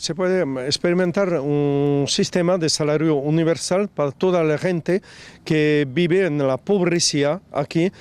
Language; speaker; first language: Spanish; non-native, fluent; French